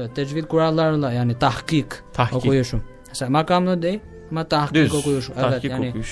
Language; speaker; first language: Turkish; non-native, learner; Albanian